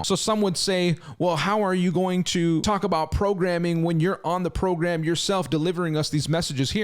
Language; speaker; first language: English; native; English